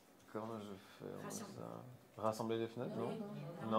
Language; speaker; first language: French; native; French